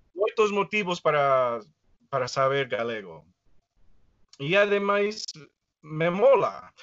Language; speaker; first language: Galician; non-native, fluent; English